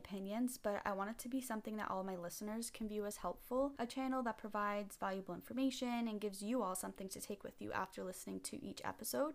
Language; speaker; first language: English; native; English